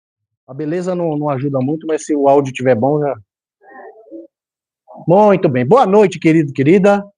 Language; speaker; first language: Portuguese; native; Portuguese